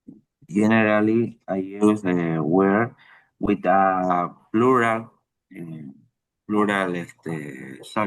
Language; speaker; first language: English; non-native, learner; Spanish